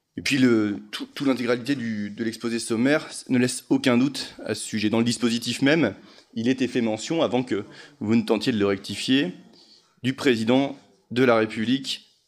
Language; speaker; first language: French; native; French